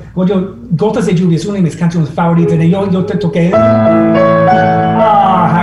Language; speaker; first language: Spanish; non-native, fluent; English